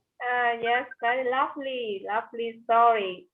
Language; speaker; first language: English; non-native, learner; Vietnamese